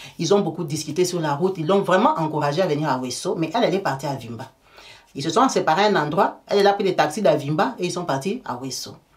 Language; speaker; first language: French; native; French